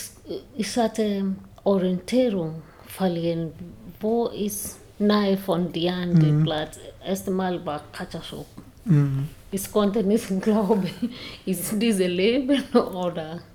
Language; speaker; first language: German; non-native, learner; Swahili